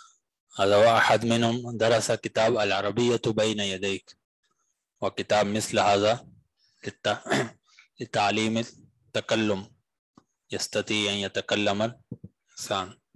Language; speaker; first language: Arabic; non-native, fluent; Urdu